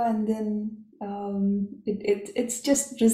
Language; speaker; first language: English; non-native, local second language; Marathi